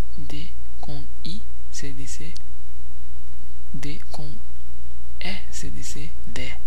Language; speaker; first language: Spanish; non-native, fluent; Haitian Creole